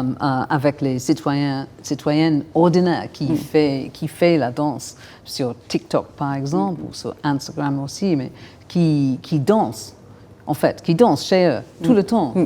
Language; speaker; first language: French; non-native, fluent; English